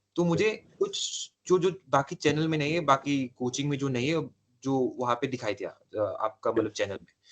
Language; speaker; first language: Hindi; non-native, local second language; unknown